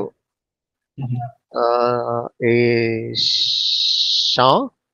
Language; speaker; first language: French; non-native, learner; Bangla